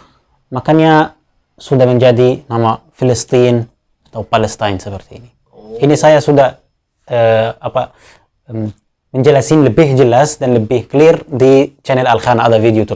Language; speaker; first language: Indonesian; non-native, fluent; Arabic